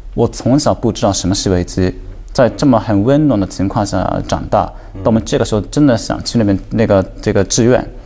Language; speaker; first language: Chinese; non-native, fluent; Japanese